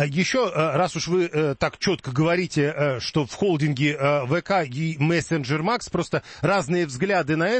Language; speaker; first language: Russian; native; Russian